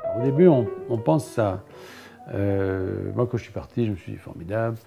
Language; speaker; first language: French; native; French